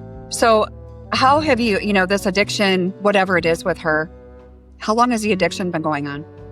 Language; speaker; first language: English; native; English